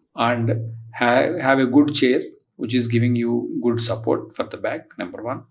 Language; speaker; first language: English; non-native, local second language; Telugu